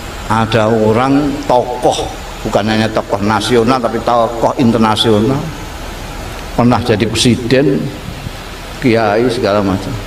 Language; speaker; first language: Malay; non-native, local second language; Javanese